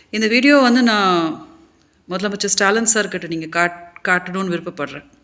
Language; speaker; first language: Tamil; native; Tamil